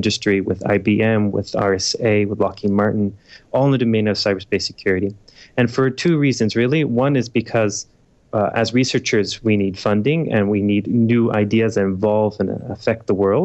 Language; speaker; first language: English; native; English